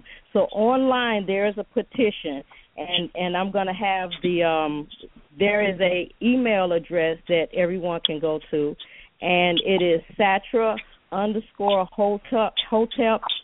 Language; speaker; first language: English; native; English